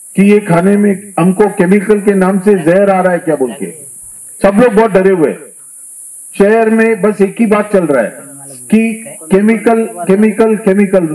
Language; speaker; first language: Hindi; non-native, local second language; Marathi